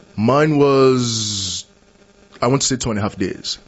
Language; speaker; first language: English; non-native, local second language; Yoruba